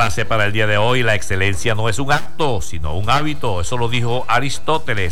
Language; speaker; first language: Spanish; native; Spanish